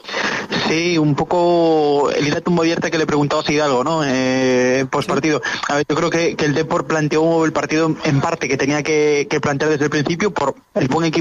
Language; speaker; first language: Spanish; native; Spanish